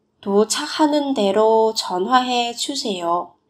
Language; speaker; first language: Korean; non-native, fluent; Vietnamese